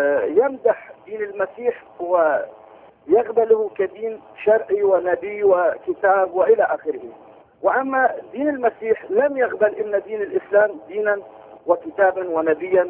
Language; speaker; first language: Arabic; non-native, learner; Persian